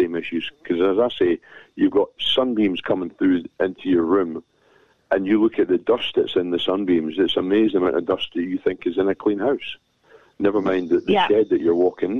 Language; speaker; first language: English; native; English